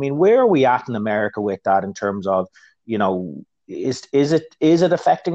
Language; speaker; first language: English; native; English